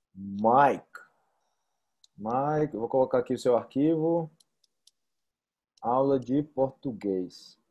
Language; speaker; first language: Portuguese; native; Portuguese